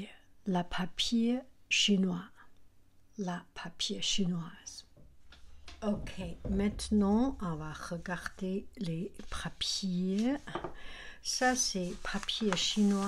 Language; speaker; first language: French; non-native, learner; Chinese